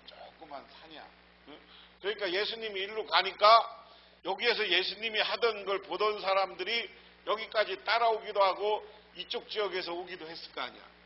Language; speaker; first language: Korean; native; Korean